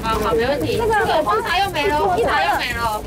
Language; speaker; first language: Chinese; native; Chinese